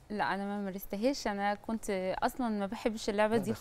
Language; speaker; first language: Arabic; native; Arabic